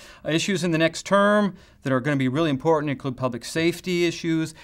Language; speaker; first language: English; native; English